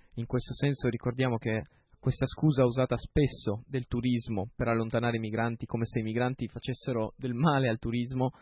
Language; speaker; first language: Italian; native; Italian